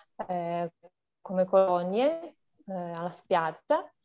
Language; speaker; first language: Italian; non-native, fluent; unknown